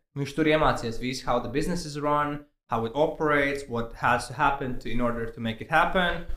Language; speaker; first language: English; non-native, fluent; Latvian